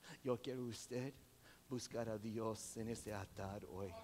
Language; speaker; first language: Spanish; non-native, local second language; English